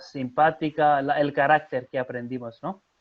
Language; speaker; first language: Spanish; non-native, fluent; Hindi